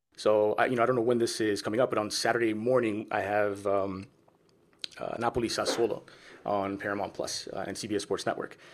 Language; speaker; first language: English; early bilingual, other home language; Spanish